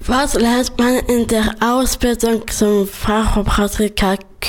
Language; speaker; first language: German; non-native, learner; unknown